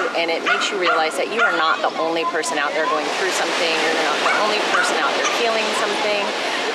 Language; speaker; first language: English; native; English